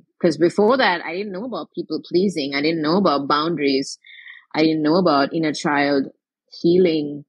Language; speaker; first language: English; non-native, local second language; Tamil